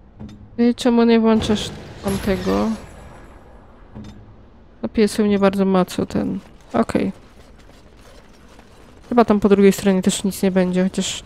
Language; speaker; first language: Polish; native; Polish